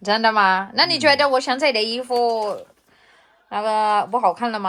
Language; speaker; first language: Chinese; non-native, learner; Filipino